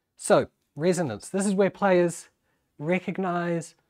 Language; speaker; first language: English; native; English